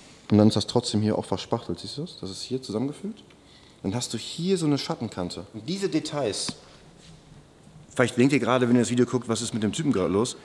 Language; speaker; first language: German; native; German